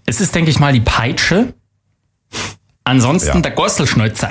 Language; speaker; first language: German; native; German